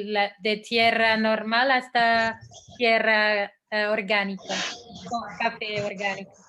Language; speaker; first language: Spanish; non-native, fluent; Dutch